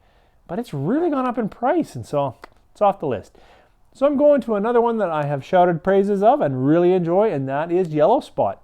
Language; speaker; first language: English; native; English